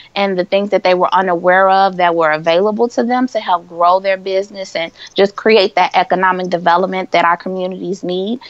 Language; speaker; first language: English; native; English